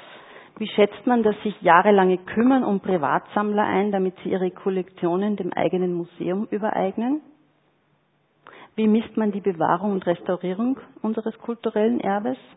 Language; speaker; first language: German; native; German